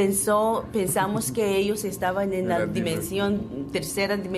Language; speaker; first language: Spanish; non-native, fluent; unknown